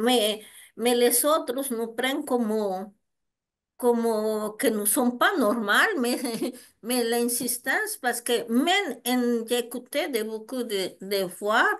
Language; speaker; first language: French; non-native, learner; Spanish